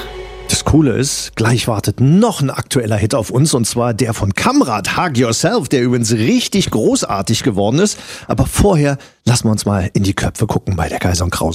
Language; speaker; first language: German; native; German